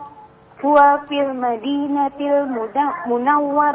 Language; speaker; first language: Arabic; non-native, learner; Indonesian